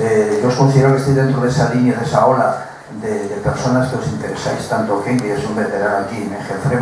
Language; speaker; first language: Spanish; native; Spanish